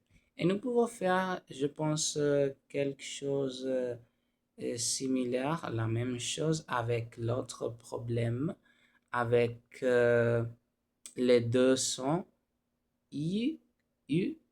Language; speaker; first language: French; non-native, learner; Spanish